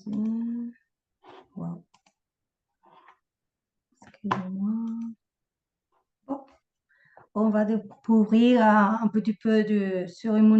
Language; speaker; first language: French; non-native, fluent; Spanish